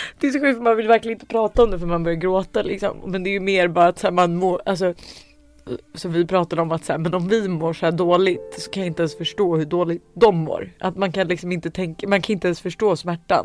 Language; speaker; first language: Swedish; native; Swedish